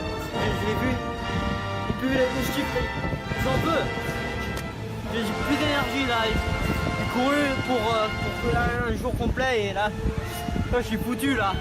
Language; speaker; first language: French; non-native, learner; English